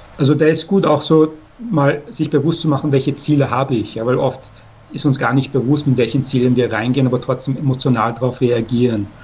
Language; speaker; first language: German; early bilingual, other home language; Persian